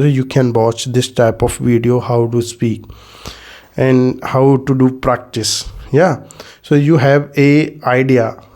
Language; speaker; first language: English; non-native, learner; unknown